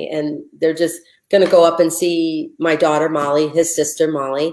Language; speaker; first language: English; native; English